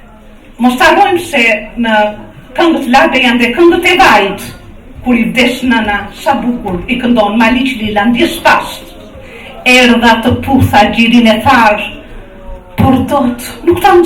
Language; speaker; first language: Albanian; native; Albanian